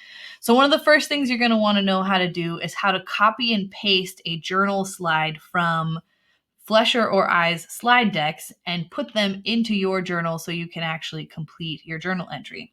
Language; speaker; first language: English; native; English